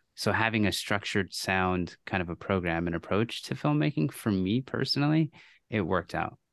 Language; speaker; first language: English; native; English